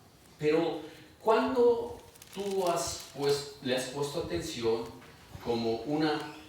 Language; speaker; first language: Spanish; native; Spanish